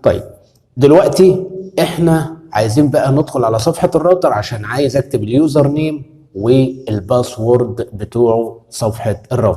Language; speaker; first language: Arabic; native; Arabic